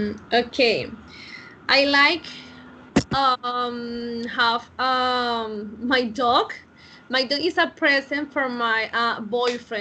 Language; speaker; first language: English; non-native, learner; Spanish